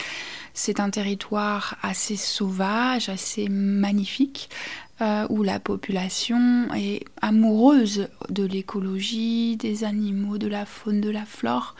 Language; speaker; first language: French; native; French